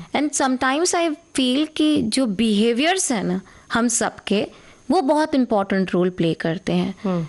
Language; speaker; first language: Hindi; native; Hindi